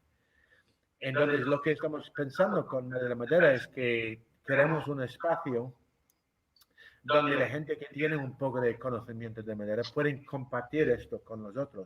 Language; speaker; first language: Spanish; non-native, fluent; English